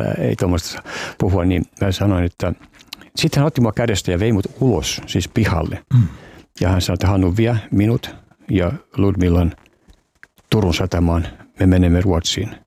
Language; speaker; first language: Finnish; native; Finnish